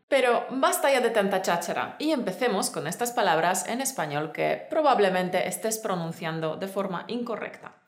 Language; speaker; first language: Spanish; native; Spanish